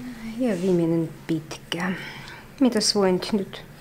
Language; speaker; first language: Finnish; non-native, fluent; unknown